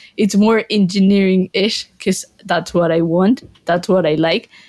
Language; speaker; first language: English; non-native, fluent; Spanish